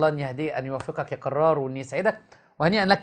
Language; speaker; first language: Arabic; native; Arabic